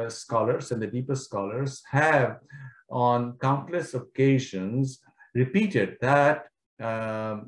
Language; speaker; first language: English; non-native, local second language; Kashmiri